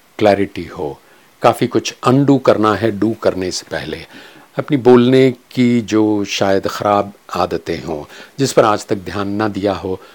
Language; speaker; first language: Hindi; non-native, local second language; Kachhi